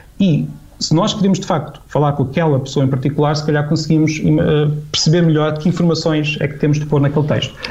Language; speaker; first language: Portuguese; native; Portuguese